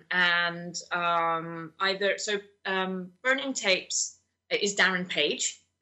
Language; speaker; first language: English; native; English